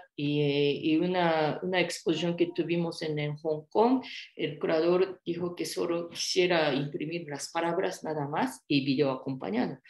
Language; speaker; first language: Spanish; non-native, fluent; Japanese